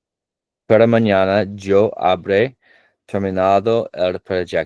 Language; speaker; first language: Spanish; non-native, learner; English